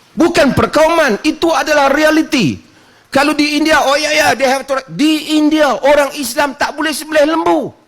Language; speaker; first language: Malay; native; Malay